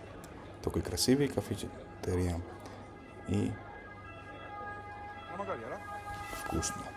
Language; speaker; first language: Russian; non-native, learner; Georgian